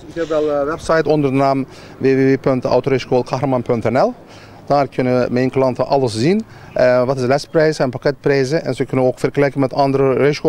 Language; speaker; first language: Dutch; non-native, learner; Turkish